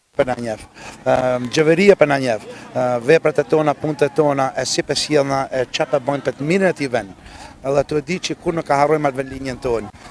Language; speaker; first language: Albanian; early bilingual, heritage; Albanian